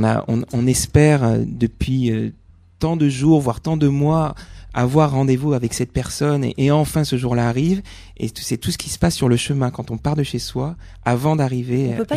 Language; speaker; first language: French; native; French